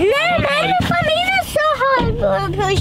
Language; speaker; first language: Persian; early bilingual, heritage; Persian